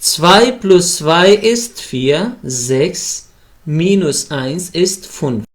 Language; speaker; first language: German; non-native, fluent; Pashto